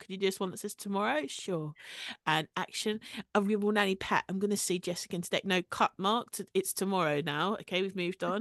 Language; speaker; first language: English; native; English